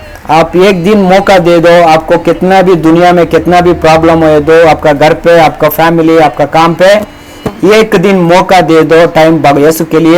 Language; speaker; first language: Hindi; early bilingual, heritage; Hindi